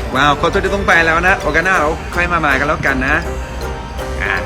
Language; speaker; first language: Thai; non-native, fluent; English